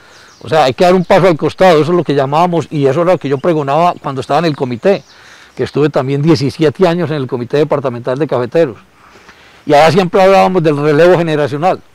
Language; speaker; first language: Spanish; native; Spanish